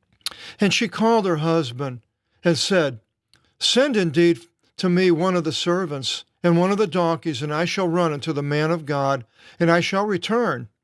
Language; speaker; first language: English; native; English